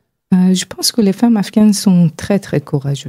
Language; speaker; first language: French; non-native, fluent; Persian